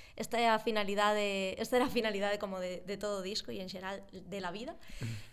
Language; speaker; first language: Galician; non-native, local second language; Spanish